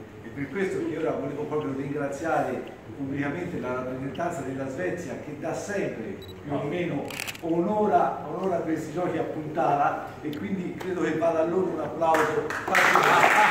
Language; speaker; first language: Italian; native; Italian